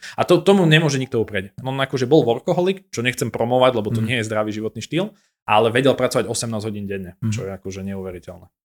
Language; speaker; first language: Slovak; native; Slovak